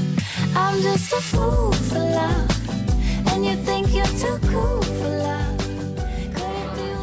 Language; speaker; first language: English; native; English